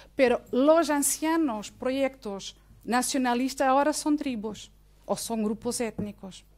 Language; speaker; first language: Spanish; non-native, fluent; Portuguese